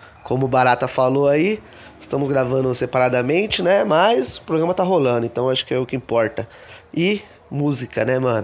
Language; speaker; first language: Portuguese; native; Portuguese